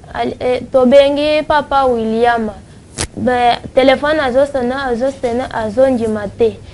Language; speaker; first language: Lingala; non-native, local second language; Luba-Lulua